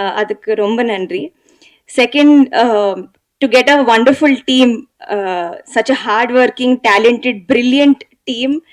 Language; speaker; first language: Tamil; non-native, learner; Telugu